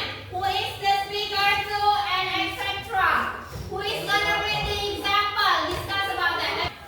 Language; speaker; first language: English; non-native, learner; Indonesian